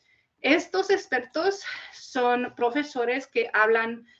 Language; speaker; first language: Spanish; non-native, fluent; English